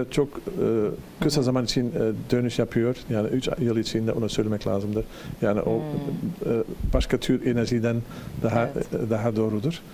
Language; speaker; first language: Turkish; non-native, learner; Dutch